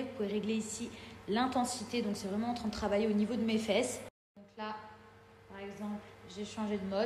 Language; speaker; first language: French; native; French